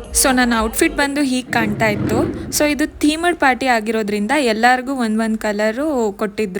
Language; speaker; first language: Kannada; non-native, local second language; Konkani